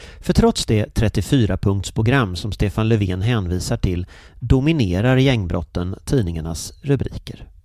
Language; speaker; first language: Swedish; native; Swedish